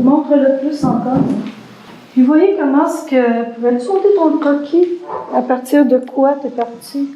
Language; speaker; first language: French; native; French